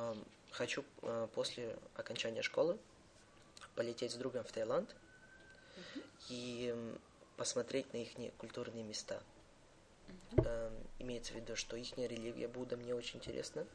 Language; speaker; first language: Russian; early bilingual, heritage; Russian